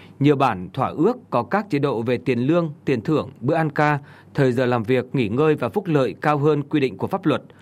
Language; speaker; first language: Vietnamese; native; Vietnamese